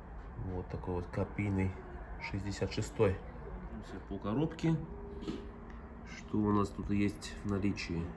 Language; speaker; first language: Russian; native; Russian